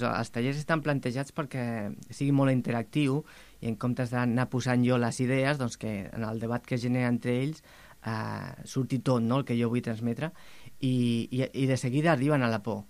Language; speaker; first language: Catalan; native; Catalan